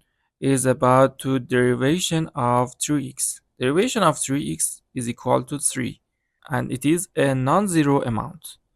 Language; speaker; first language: English; non-native, learner; Persian